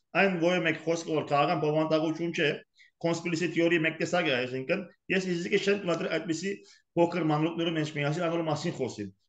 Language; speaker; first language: Armenian; early bilingual, heritage; Armenian